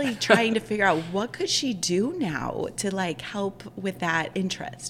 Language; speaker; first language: English; native; English